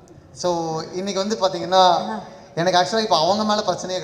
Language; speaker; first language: Tamil; native; Tamil